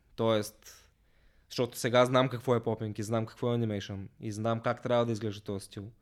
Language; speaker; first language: Bulgarian; native; Bulgarian